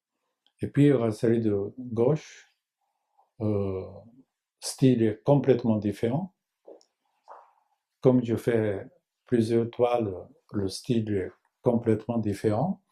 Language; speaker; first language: French; non-native, fluent; Japanese